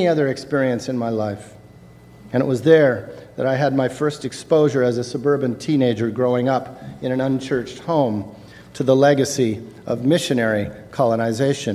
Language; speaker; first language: English; native; English